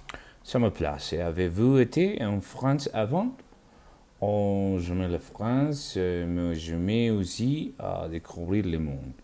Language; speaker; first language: French; non-native, learner; Spanish